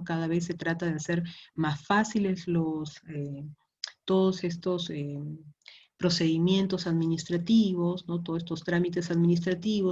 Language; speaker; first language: Spanish; native; Spanish